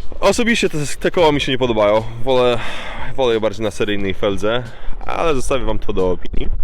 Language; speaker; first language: Polish; early bilingual, heritage; Polish